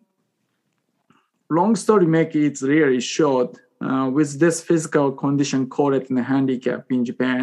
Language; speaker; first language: English; non-native, fluent; Japanese